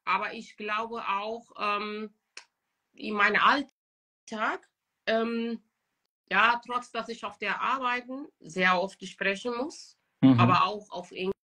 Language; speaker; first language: German; non-native, fluent; Portuguese